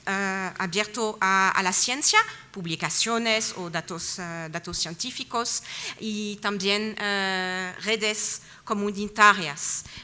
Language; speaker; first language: Spanish; non-native, fluent; French